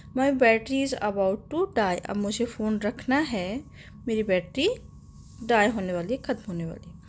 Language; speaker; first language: Hindi; native; Hindi